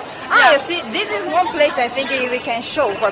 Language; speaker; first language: English; non-native, fluent; Portuguese